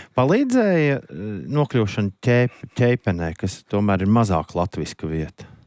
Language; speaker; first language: Latvian; native; Latvian